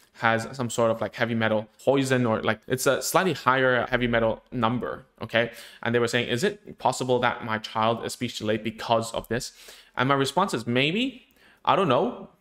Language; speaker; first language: English; non-native, local second language; Cantonese